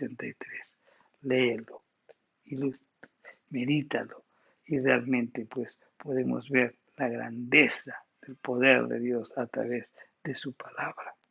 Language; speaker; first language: Spanish; native; Spanish